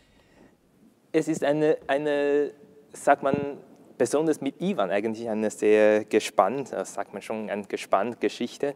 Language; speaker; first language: German; non-native, learner; Chinese